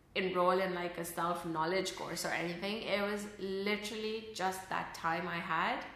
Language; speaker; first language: English; early bilingual, other home language; Urdu